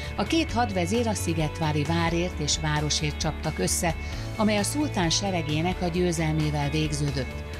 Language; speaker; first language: Hungarian; native; Hungarian